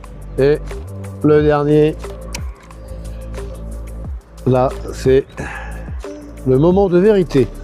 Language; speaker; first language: French; native; French